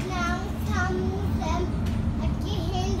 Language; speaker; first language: Portuguese; early bilingual, heritage; Portuguese